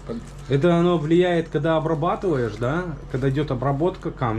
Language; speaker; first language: Russian; native; Russian